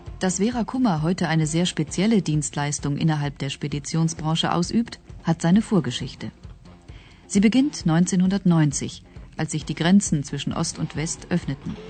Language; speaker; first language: German; native; German